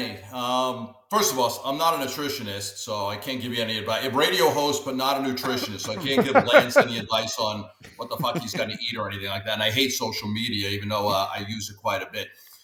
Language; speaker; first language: English; native; English